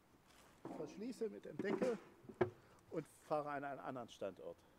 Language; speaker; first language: German; native; German